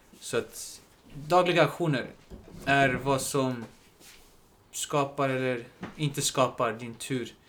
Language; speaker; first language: Swedish; early bilingual, other home language; Spanish